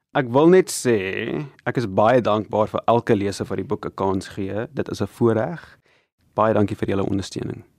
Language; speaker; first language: Afrikaans; non-native, local second language; English